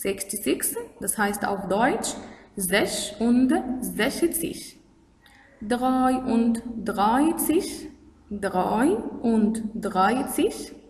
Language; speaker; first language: German; non-native, fluent; Arabic